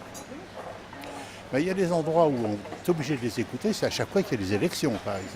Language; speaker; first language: French; native; French